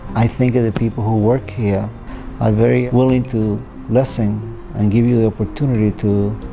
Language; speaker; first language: English; non-native, fluent; Spanish